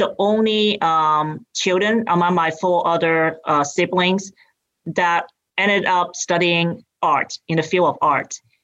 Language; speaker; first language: English; native; English